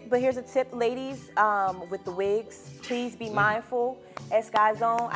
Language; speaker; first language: English; native; English